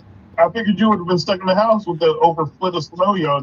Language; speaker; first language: English; native; English